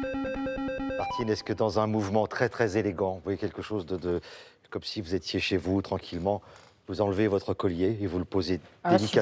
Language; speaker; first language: French; native; French